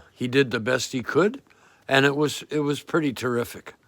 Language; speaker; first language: English; native; English